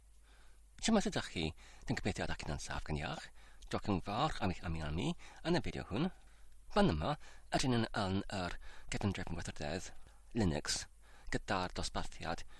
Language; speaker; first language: Welsh; non-native, learner; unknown